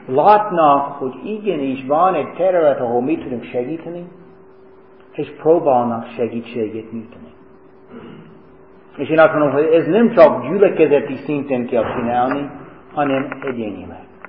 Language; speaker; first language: Hungarian; non-native, fluent; English